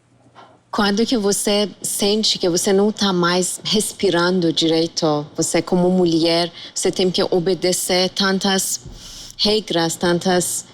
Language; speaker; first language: Portuguese; non-native, fluent; Persian